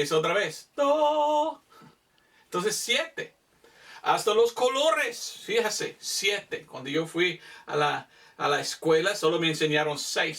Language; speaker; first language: Spanish; non-native, fluent; English